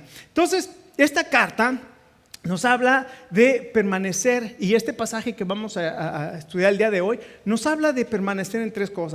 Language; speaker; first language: Spanish; native; Spanish